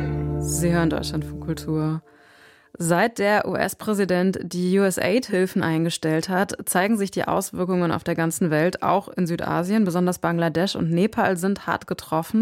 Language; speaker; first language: German; native; German